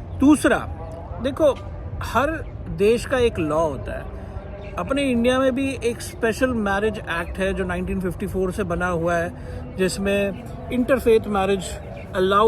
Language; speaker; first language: Hindi; non-native, local second language; Malayalam